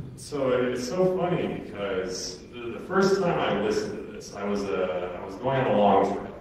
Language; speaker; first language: English; native; English